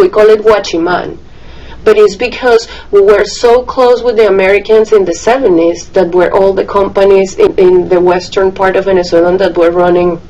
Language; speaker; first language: English; non-native, fluent; Spanish